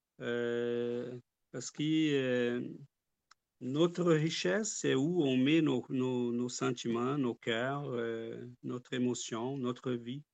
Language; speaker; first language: French; non-native, fluent; Portuguese